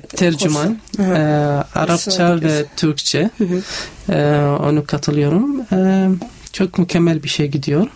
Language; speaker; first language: Turkish; non-native, fluent; Arabic